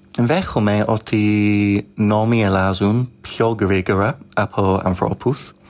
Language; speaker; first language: Greek; non-native, learner; English